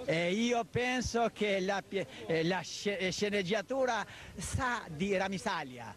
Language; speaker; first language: Italian; non-native, learner; Albanian